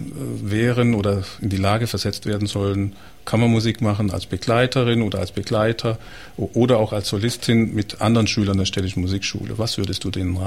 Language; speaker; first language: German; native; German